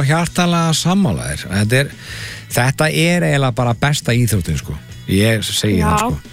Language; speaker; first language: Icelandic; native; Icelandic